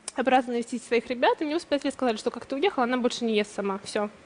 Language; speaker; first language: Russian; native; Russian